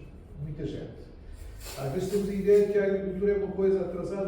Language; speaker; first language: Portuguese; native; Portuguese